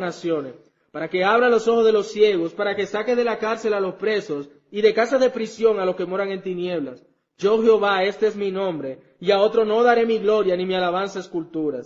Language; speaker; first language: Spanish; native; Spanish